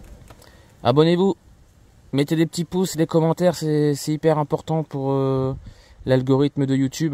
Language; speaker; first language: French; native; French